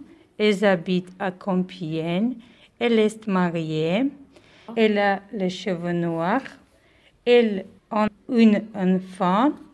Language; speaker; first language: French; non-native, learner; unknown